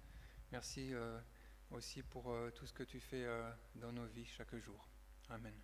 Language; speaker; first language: French; native; French